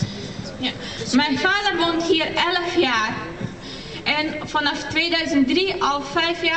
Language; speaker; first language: Dutch; early bilingual, other home language; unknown